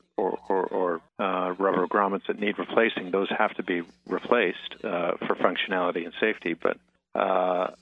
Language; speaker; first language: English; native; English